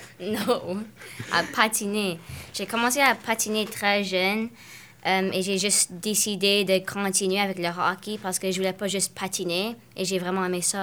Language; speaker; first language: French; non-native, local second language; English